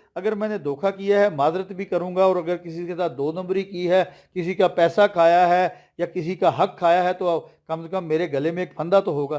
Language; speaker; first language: Urdu; non-native, local second language; Punjabi